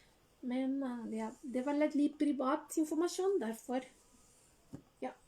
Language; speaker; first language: Norwegian; non-native, learner; Spanish